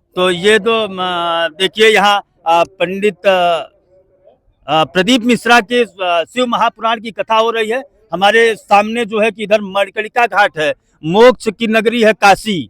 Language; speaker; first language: Hindi; native; Hindi